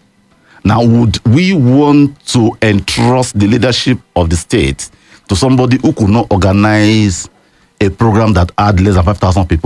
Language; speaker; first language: English; non-native, local second language; Yoruba